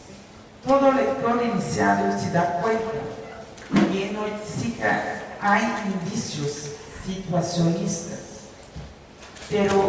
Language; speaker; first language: Spanish; non-native, fluent; Portuguese